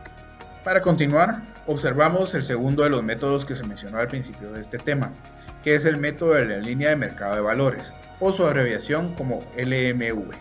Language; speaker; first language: Spanish; native; Spanish